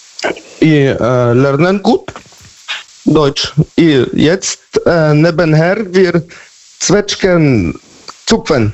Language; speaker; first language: German; non-native, learner; Polish